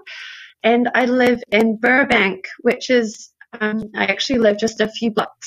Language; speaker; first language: English; native; English